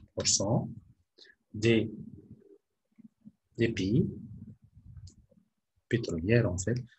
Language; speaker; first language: French; non-native, local second language; Arabic